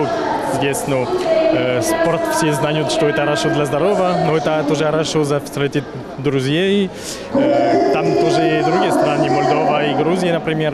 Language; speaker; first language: Ukrainian; non-native, learner; French